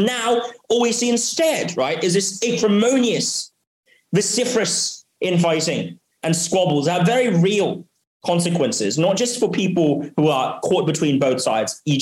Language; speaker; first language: English; non-native, local second language; Cantonese